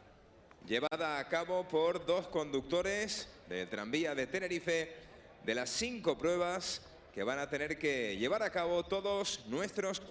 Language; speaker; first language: Spanish; native; Spanish